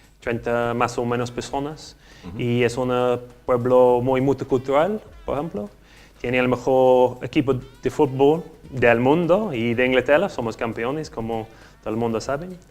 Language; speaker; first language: Spanish; non-native, learner; English